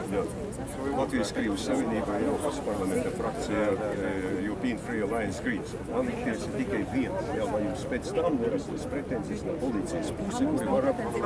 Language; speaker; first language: Latvian; non-native, local second language; Russian